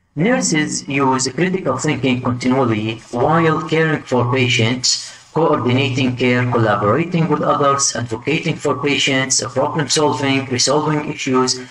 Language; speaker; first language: English; non-native, fluent; Arabic